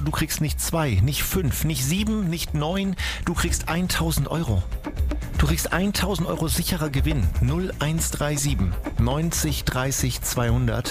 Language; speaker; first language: German; native; German